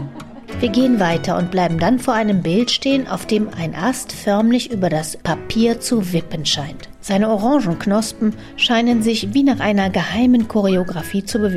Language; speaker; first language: German; native; German